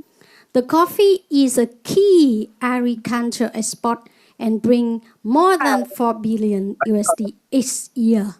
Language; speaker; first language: English; non-native, learner; Vietnamese